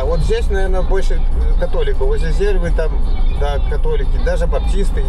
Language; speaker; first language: Russian; native; Russian